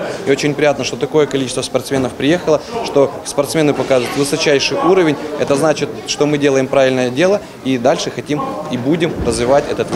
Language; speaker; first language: Russian; native; Russian